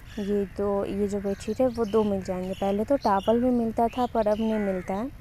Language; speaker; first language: Hindi; non-native, local second language; Bangla